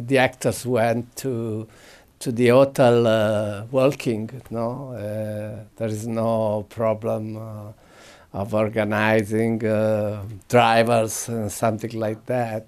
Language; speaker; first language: English; non-native, learner; Italian